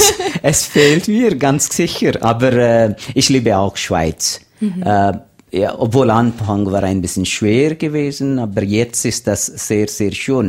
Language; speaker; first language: German; non-native, learner; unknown